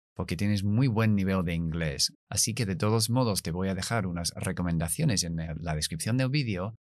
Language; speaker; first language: Spanish; non-native, fluent; English